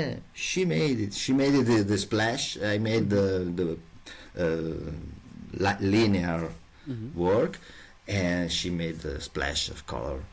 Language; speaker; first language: English; non-native, learner; Italian